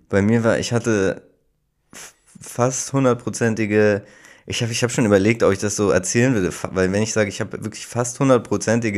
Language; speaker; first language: German; native; German